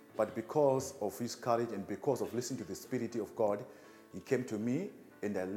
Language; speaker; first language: English; non-native, local second language; Shona